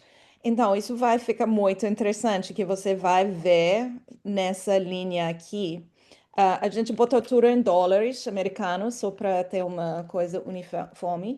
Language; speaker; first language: Portuguese; non-native, fluent; English